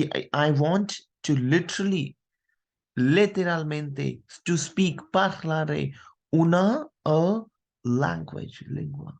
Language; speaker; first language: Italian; non-native, fluent; Hindi